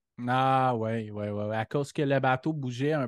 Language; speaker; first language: French; native; French